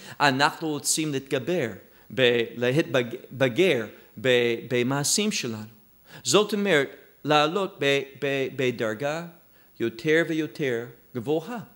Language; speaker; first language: Hebrew; non-native, fluent; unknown